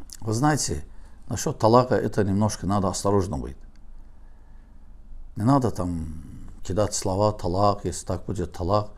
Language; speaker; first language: Russian; non-native, learner; Azerbaijani